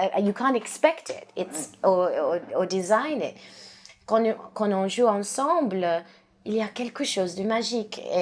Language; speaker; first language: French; non-native, learner; English